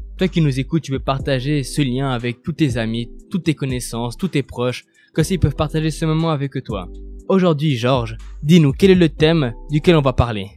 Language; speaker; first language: French; non-native, fluent; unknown